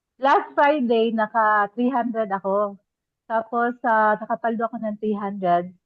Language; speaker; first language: Filipino; non-native, local second language; Cebuano